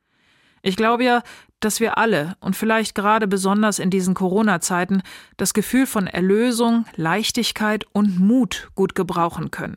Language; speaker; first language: German; native; German